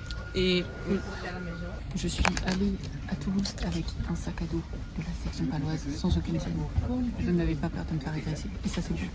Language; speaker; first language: French; native; French